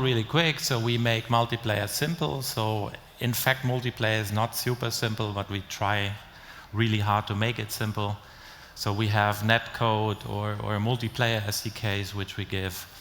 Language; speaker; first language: English; non-native, fluent; German